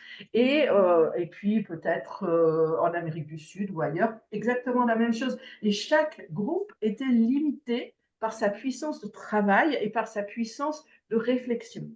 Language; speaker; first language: French; native; French